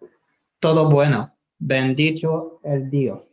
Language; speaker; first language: Spanish; non-native, learner; French